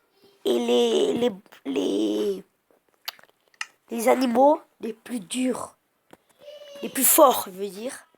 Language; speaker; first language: French; early bilingual, other home language; Arabic